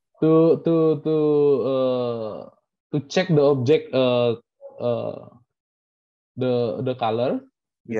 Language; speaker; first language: English; non-native, learner; Indonesian